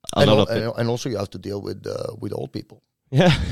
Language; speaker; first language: English; non-native, fluent; Italian